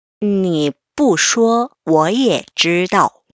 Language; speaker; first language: Chinese; non-native, fluent; Korean